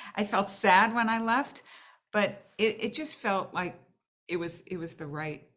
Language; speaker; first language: English; native; English